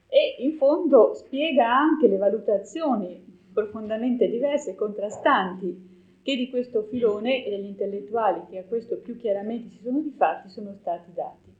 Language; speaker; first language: Italian; native; Italian